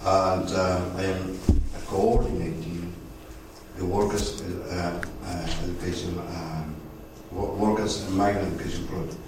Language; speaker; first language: English; non-native, fluent; Spanish